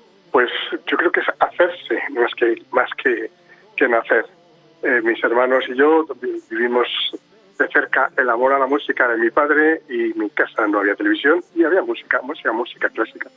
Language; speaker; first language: Spanish; native; Spanish